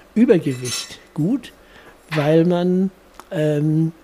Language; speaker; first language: German; native; German